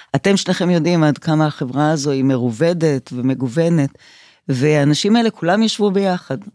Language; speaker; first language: Hebrew; native; Hebrew